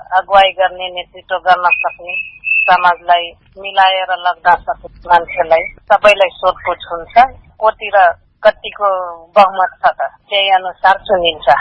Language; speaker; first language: Nepali; non-native, local second language; Dangaura Tharu